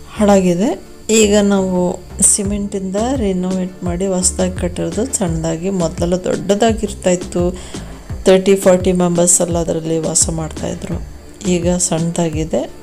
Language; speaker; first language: Kannada; non-native, local second language; Kodava